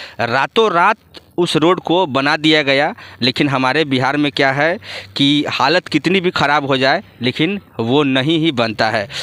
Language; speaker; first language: Hindi; native; Hindi